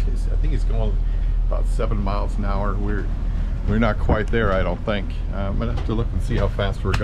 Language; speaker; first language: English; native; English